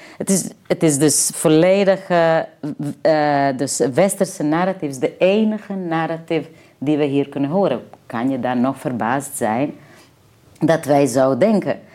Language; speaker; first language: Dutch; non-native, fluent; Serbian